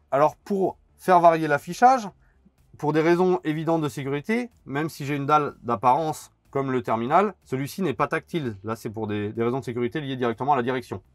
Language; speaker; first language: French; native; French